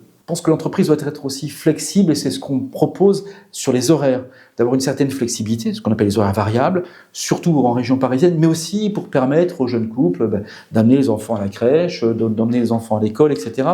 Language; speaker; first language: French; native; French